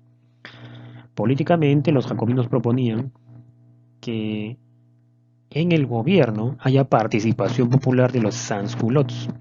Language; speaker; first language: Spanish; native; Spanish